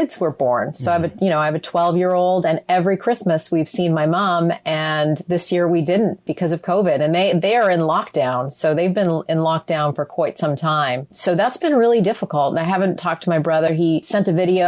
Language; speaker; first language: English; native; English